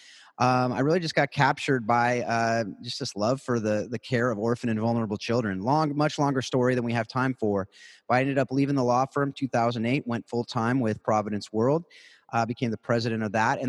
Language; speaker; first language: English; native; English